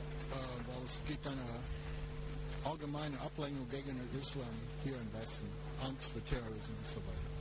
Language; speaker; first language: German; non-native, fluent; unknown